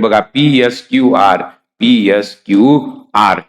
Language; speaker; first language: Hindi; non-native, local second language; Marathi